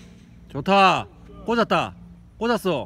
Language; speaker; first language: Korean; native; Korean